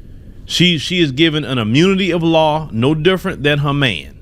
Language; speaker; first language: English; native; English